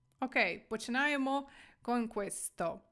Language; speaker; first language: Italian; non-native, fluent; Ukrainian